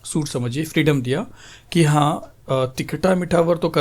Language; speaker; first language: Hindi; non-native, local second language; Marathi